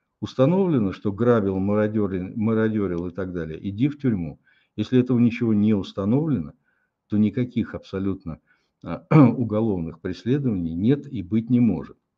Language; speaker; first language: Russian; native; Russian